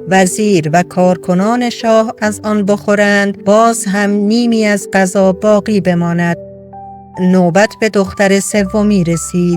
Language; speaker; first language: Persian; native; Persian